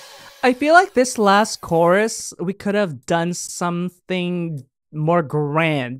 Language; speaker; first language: English; native; English